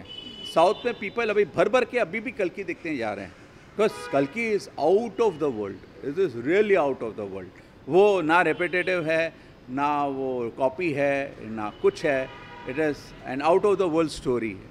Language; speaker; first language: Hindi; native; Hindi